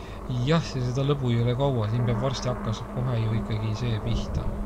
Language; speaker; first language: Russian; non-native, learner; Estonian